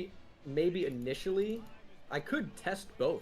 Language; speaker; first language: English; native; English